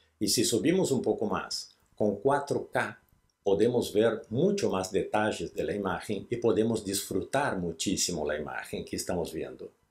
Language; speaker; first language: Spanish; non-native, fluent; Portuguese